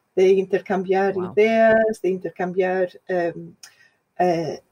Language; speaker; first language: Spanish; non-native, fluent; English